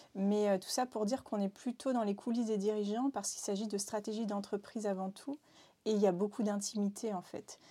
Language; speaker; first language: French; native; French